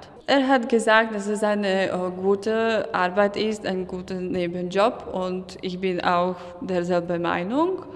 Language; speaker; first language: German; non-native, fluent; Slovak